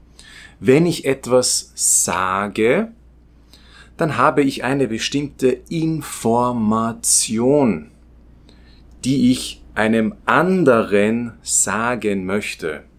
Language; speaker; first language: German; non-native, fluent; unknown